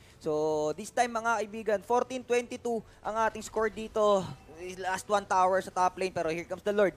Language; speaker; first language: Filipino; native; Filipino